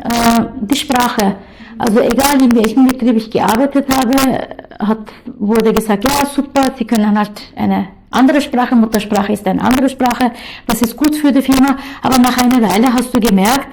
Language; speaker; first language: German; early bilingual, other home language; Turkish